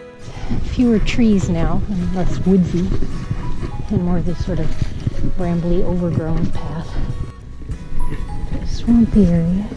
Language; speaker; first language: English; native; English